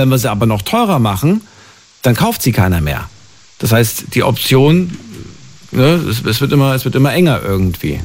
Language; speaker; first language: German; native; German